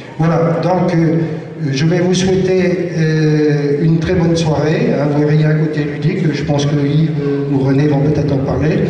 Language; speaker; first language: French; native; French